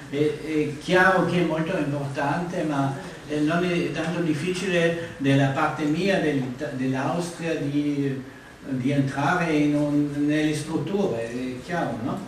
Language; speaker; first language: Italian; non-native, fluent; German